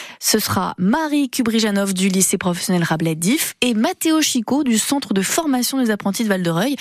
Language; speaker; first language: French; native; French